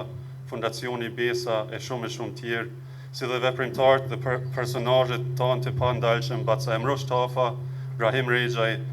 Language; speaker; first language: Albanian; native; Albanian